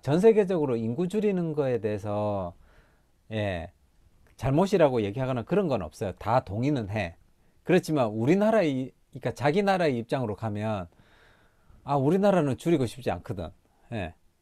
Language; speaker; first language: Korean; native; Korean